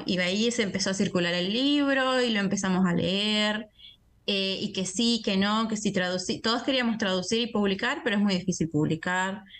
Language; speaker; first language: Spanish; native; Spanish